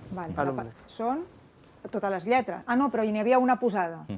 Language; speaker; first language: Catalan; native; Catalan